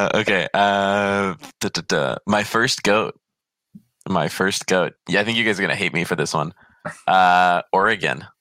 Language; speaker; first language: English; non-native, fluent; Polish